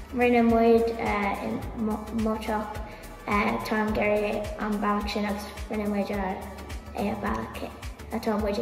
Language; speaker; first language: Irish; non-native, learner; English